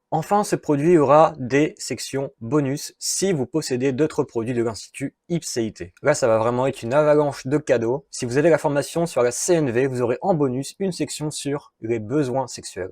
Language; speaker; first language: French; native; French